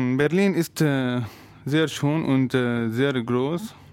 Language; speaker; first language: German; non-native, learner; Arabic